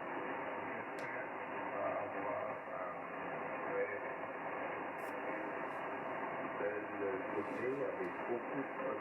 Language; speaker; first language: French; non-native, learner; German